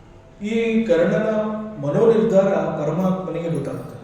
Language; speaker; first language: Kannada; native; Kannada